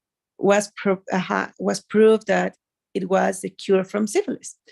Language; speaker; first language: English; non-native, learner; Spanish